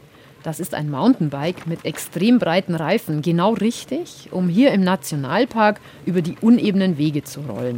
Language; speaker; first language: German; native; German